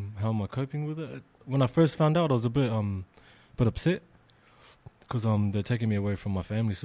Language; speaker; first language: English; native; English